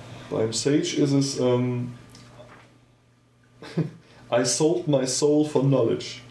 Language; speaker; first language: German; native; German